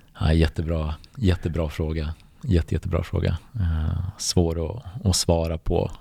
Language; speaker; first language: Swedish; early bilingual, other home language; Bosnian